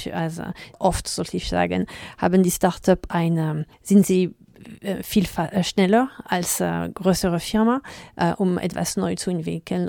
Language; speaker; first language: German; non-native, learner; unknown